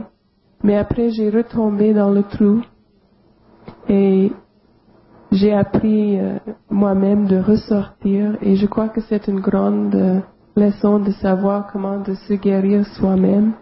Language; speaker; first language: French; non-native, local second language; English